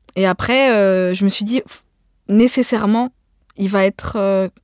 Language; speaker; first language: French; early bilingual, other home language; Arabic